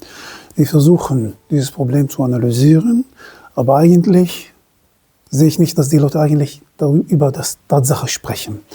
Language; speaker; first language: German; non-native, fluent; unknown